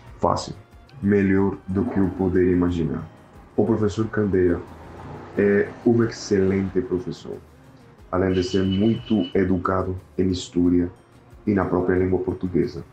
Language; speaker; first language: Portuguese; non-native, learner; Spanish